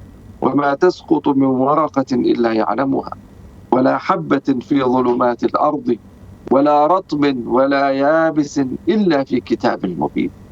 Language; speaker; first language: Arabic; native; Arabic